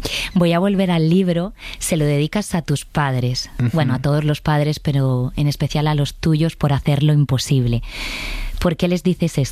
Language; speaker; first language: Spanish; native; Spanish